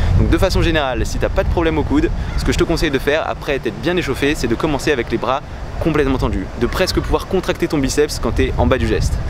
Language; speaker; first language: French; native; French